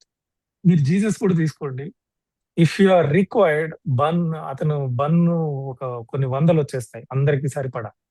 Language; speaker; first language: Telugu; native; Telugu